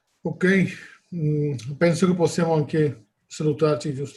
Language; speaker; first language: Italian; non-native, learner; Hindi